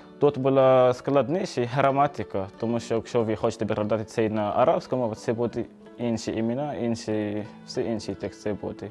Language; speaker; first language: Ukrainian; non-native, learner; Arabic